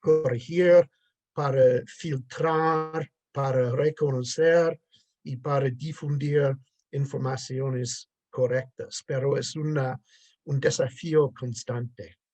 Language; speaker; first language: Spanish; non-native, fluent; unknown